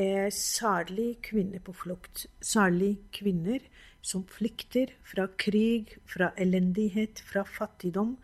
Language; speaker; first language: Norwegian; non-native, fluent; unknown